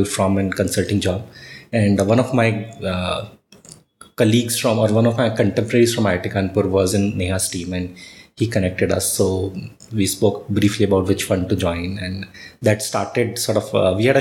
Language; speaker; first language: English; non-native, local second language; Marwari